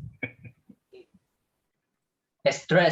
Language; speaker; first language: English; non-native, learner; Spanish